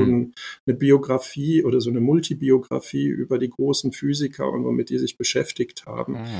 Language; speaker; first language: German; early bilingual, other home language; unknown